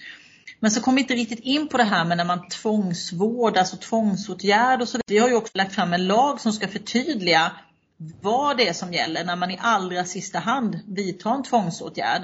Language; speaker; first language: Swedish; native; Swedish